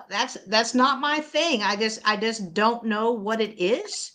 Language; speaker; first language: English; native; English